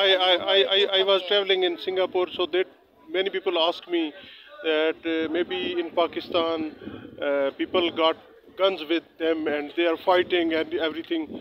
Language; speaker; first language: English; non-native, learner; Punjabi